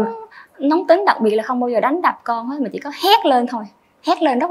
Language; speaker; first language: Vietnamese; native; Vietnamese